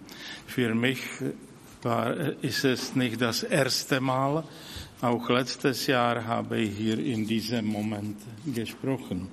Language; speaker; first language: German; non-native, fluent; Czech